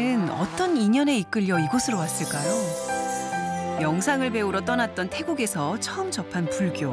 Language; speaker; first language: Korean; native; Korean